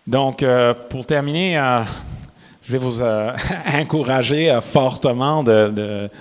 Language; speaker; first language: French; non-native, local second language; English